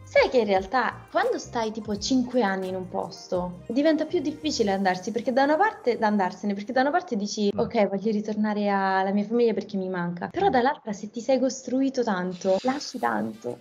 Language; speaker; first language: Italian; native; Italian